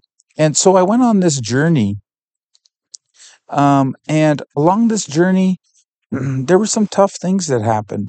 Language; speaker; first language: English; native; English